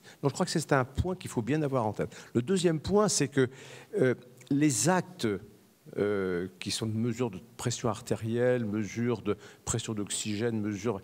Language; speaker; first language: French; native; French